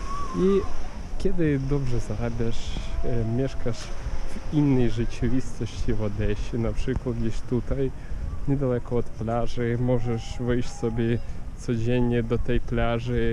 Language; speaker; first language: Polish; non-native, learner; Ukrainian